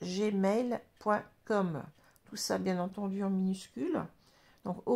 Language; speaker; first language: French; native; French